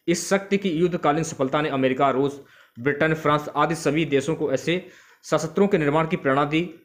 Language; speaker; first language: Hindi; native; Hindi